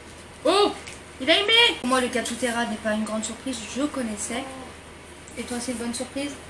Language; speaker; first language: French; native; French